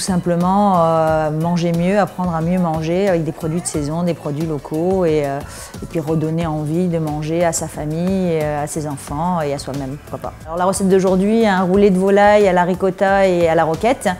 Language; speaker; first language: French; native; French